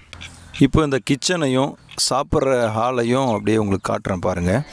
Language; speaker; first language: Tamil; native; Tamil